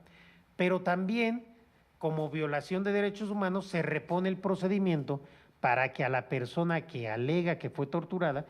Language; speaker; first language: Spanish; native; Spanish